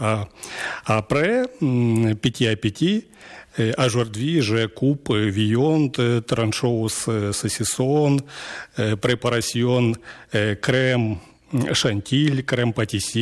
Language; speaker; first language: French; non-native, learner; Ukrainian